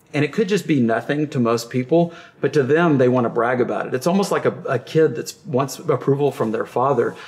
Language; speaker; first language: English; native; English